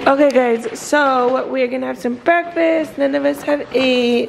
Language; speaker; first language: English; early bilingual, other home language; Spanish